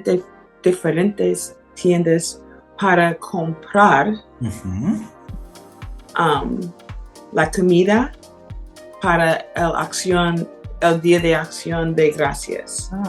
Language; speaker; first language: Spanish; non-native, learner; English